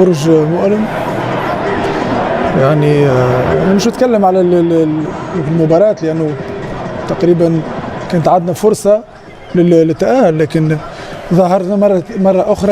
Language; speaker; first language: Arabic; native; Arabic